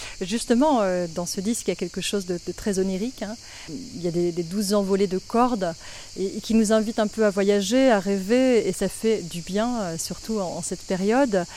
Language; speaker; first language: French; native; French